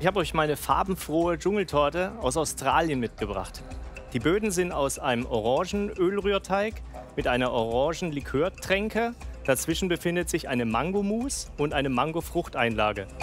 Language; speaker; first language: German; native; German